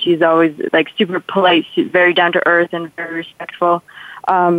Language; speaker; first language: English; non-native, fluent; Polish